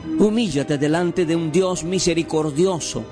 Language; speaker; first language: Spanish; native; Spanish